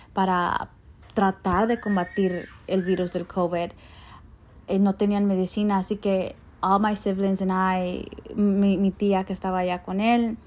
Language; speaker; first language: Spanish; early bilingual, heritage; Spanish